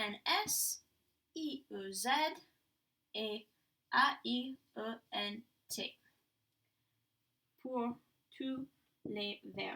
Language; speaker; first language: French; non-native, fluent; English